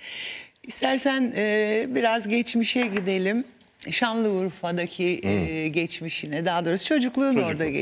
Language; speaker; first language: Turkish; native; Turkish